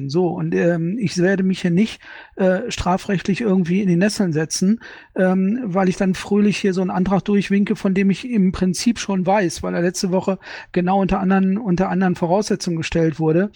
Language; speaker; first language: German; native; German